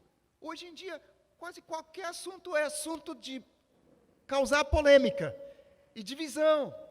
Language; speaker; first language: Portuguese; non-native, fluent; English